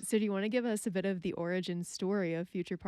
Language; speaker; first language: English; native; English